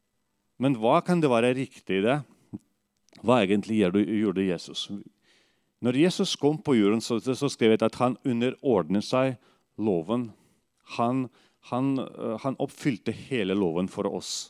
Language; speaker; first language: Norwegian; non-native, fluent; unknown